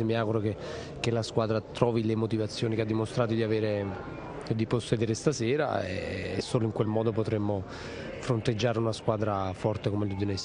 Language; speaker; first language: Italian; native; Italian